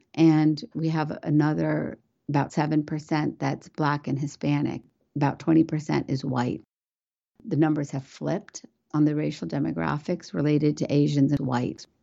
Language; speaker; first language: English; early bilingual, other home language; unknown